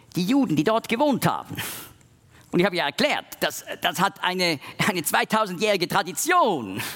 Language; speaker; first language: German; native; German